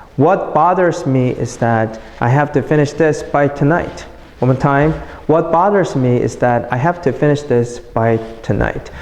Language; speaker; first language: English; non-native, fluent; Korean